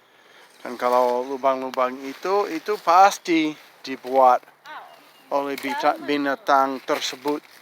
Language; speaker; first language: Indonesian; non-native, fluent; English